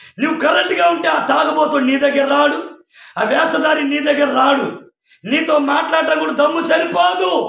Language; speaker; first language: Telugu; non-native, local second language; Koya